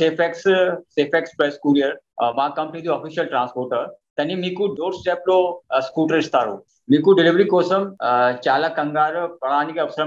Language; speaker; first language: Telugu; non-native, local second language; Hindi